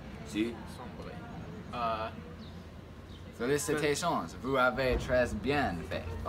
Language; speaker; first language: French; non-native, learner; English